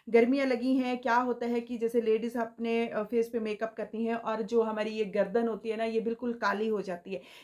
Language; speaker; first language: Hindi; native; Hindi